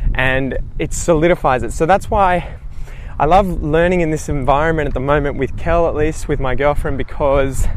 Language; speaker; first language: English; native; English